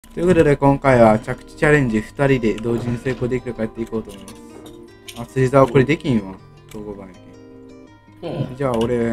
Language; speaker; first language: Japanese; native; Japanese